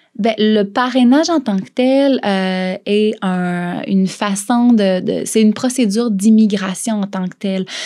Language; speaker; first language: French; native; French